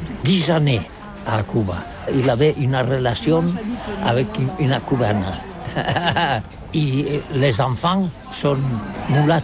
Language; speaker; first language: French; non-native, learner; Catalan